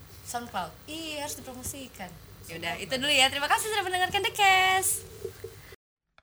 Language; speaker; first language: Indonesian; native; Indonesian